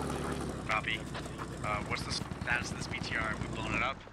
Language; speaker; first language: English; native; English